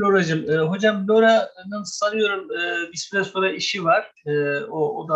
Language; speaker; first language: Turkish; native; Turkish